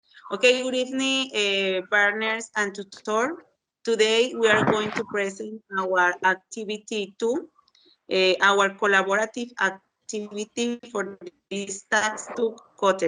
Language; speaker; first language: English; non-native, learner; Spanish